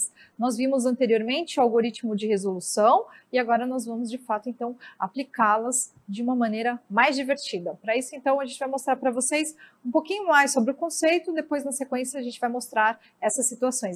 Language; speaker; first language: Portuguese; native; Portuguese